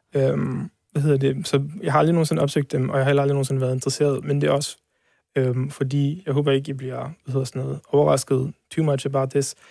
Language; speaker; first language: Danish; early bilingual, heritage; Serbian